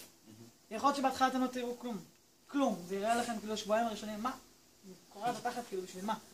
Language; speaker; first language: Hebrew; native; Hebrew